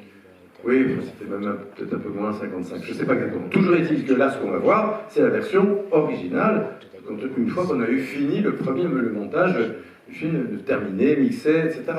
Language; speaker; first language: French; native; French